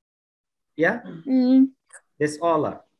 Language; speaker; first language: English; non-native, learner; Bangla